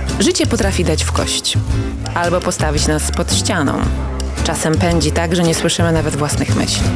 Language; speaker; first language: Polish; native; Polish